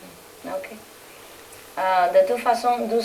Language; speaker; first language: French; non-native, learner; Vietnamese